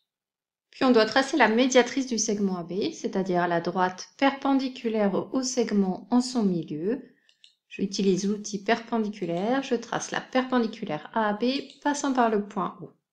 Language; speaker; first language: French; native; French